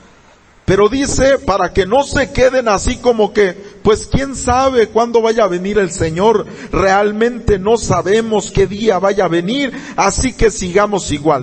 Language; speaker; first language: Spanish; native; Spanish